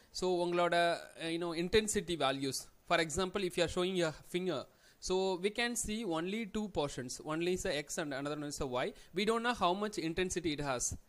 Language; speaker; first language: English; non-native, local second language; Tamil